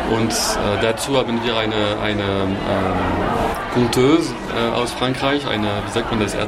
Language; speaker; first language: German; non-native, fluent; French